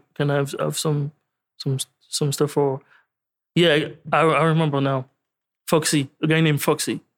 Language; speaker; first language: English; non-native, learner; French